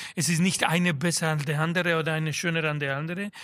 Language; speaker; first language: German; non-native, fluent; Spanish